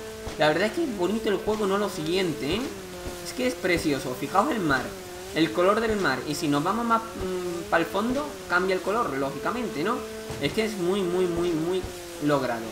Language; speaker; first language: Spanish; native; Spanish